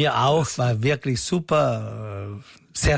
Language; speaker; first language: German; non-native, learner; Italian